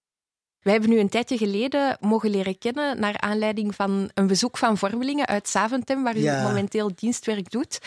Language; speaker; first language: Dutch; native; Dutch